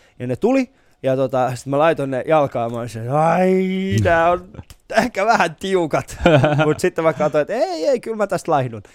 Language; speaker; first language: Finnish; early bilingual, other home language; Persian